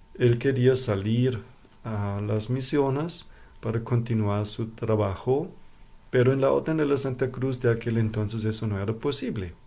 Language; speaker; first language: Spanish; non-native, fluent; German